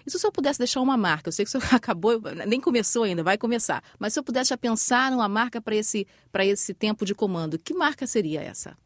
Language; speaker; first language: Portuguese; native; Portuguese